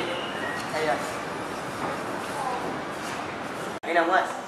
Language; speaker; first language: Arabic; non-native, learner; Malay